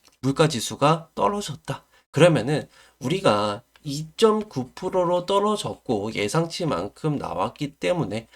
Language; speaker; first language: Korean; native; Korean